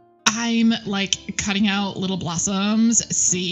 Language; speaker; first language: English; native; English